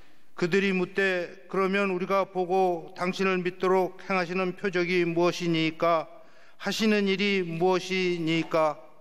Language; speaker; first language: Korean; native; Korean